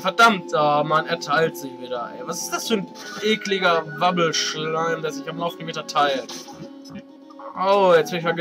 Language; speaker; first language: German; native; German